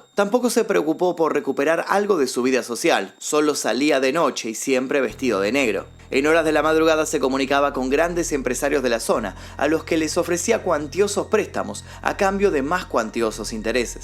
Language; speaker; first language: Spanish; native; Spanish